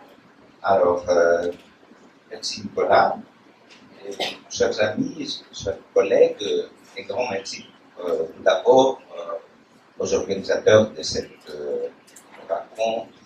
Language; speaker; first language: French; non-native, fluent; Greek